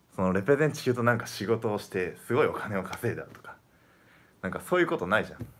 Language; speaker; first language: Japanese; native; Japanese